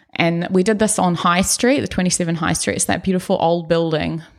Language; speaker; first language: English; native; English